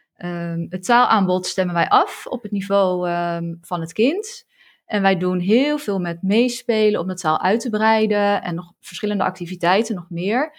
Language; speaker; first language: Dutch; native; Dutch